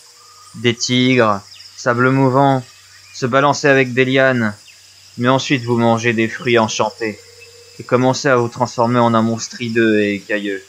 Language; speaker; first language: French; native; French